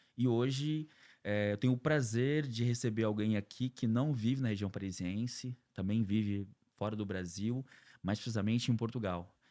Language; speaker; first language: Portuguese; native; Portuguese